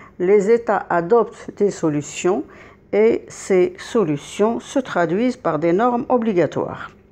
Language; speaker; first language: French; non-native, local second language; Arabic